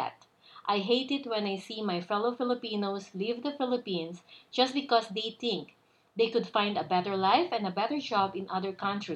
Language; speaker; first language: English; non-native, local second language; Filipino